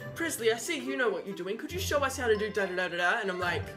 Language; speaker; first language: English; native; English